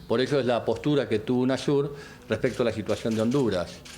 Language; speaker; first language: Spanish; native; Spanish